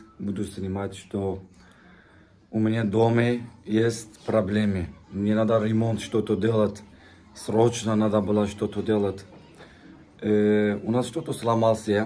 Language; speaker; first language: Russian; non-native, learner; Turkish